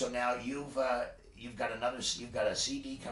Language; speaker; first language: English; native; English